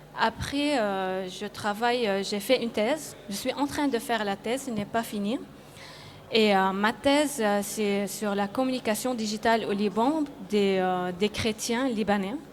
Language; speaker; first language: French; non-native, local second language; Arabic